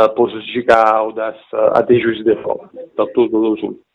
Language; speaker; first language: Portuguese; non-native, fluent; Italian